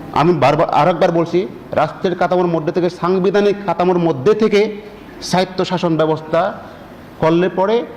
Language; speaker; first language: Bangla; non-native, local second language; Chakma